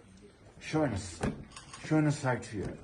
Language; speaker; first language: German; non-native, learner; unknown